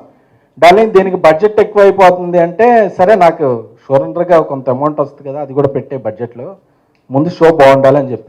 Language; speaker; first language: Telugu; native; Telugu